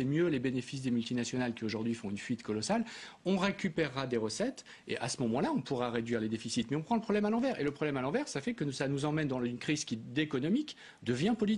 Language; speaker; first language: French; native; French